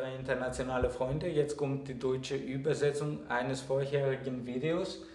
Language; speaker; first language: German; non-native, fluent; Greek